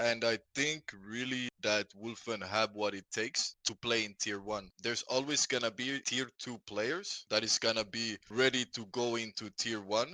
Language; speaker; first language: English; non-native, fluent; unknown